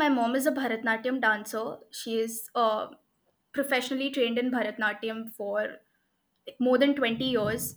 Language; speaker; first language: English; non-native, local second language; Hindi